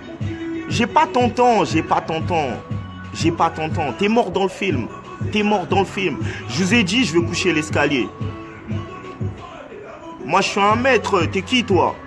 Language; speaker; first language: French; non-native, local second language; Lingala